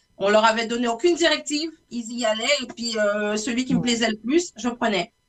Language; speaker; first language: French; non-native, local second language; English